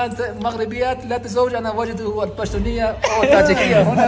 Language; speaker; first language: Arabic; non-native, learner; Pashto